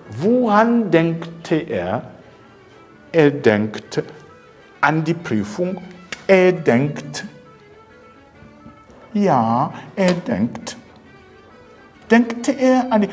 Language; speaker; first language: German; non-native, fluent; Rundi